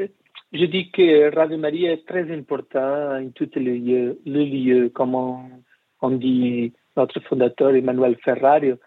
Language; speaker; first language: French; non-native, learner; Portuguese